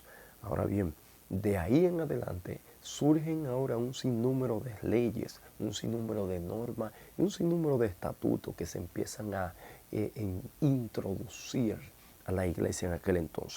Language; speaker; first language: Spanish; native; Spanish